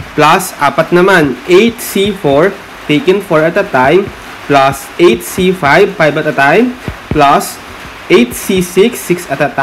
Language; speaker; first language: English; non-native, local second language; Filipino